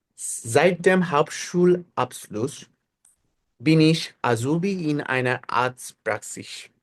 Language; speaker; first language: German; non-native, fluent; Bangla